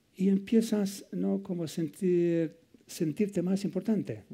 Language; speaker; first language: Spanish; non-native, fluent; Bosnian